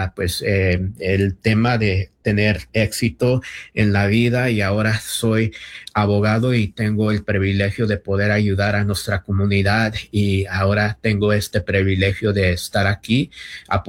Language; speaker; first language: Spanish; early bilingual, heritage; Spanish